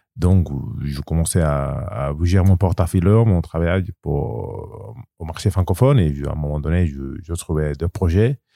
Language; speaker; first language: French; non-native, learner; Spanish